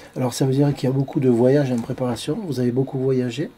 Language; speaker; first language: French; native; French